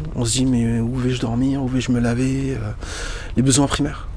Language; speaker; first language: French; early bilingual, other home language; Arabic